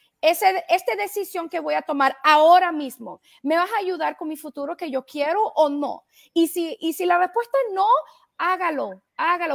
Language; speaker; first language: Spanish; early bilingual, heritage; Spanish